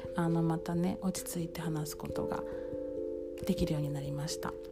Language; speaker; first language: Japanese; native; Japanese